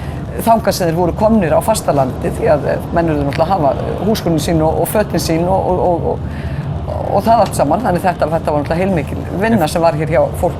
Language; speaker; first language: Icelandic; native; Icelandic